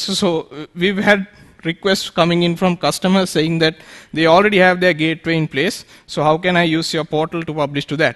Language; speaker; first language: English; non-native, local second language; Sinhala